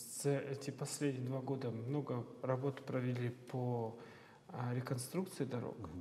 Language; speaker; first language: Russian; non-native, local second language; Kazakh